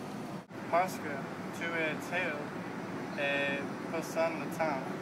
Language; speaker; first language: French; non-native, learner; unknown